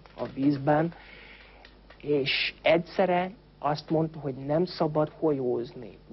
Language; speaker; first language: Hungarian; non-native, fluent; English